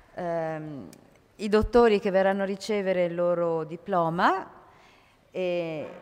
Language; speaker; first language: Italian; native; Italian